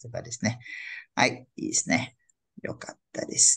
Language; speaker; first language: Japanese; non-native, fluent; Malay